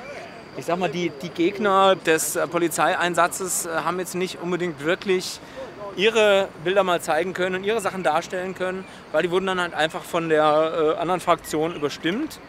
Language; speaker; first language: German; native; German